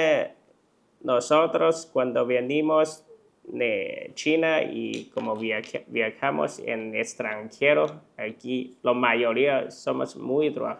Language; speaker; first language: Spanish; non-native, learner; Chinese